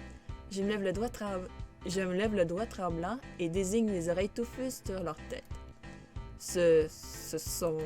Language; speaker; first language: French; native; French